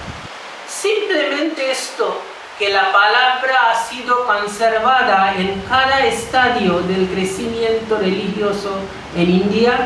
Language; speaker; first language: Spanish; non-native, fluent; Bangla